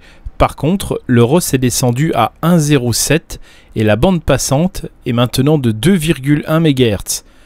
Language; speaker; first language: French; native; French